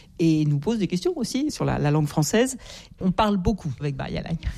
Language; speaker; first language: French; native; French